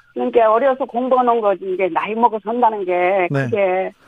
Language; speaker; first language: Korean; native; Korean